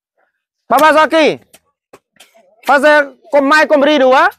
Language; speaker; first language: Portuguese; non-native, learner; Vietnamese